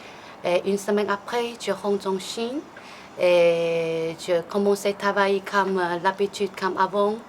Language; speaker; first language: French; non-native, learner; Chinese